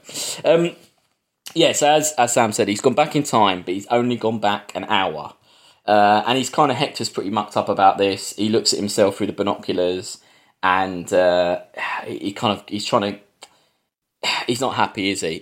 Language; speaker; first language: English; native; English